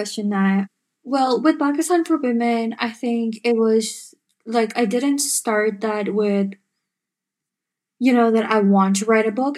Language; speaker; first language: English; non-native, local second language; Urdu